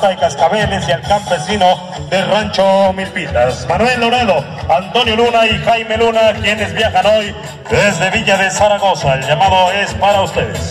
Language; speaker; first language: Spanish; native; Spanish